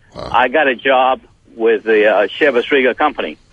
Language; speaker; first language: English; non-native, fluent; Spanish